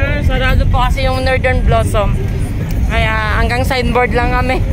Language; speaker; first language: Filipino; native; Filipino